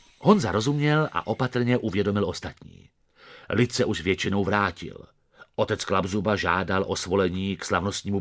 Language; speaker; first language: Czech; native; Czech